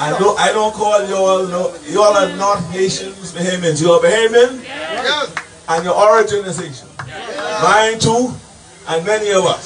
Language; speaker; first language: English; early bilingual, heritage; English